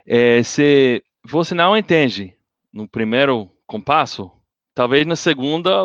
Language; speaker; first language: Portuguese; non-native, learner; English